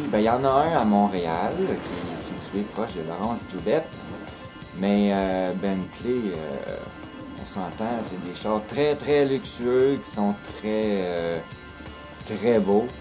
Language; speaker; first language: French; native; French